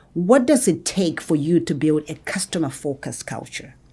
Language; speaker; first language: English; non-native, local second language; Shona